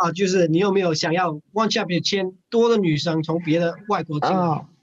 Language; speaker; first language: Chinese; early bilingual, heritage; English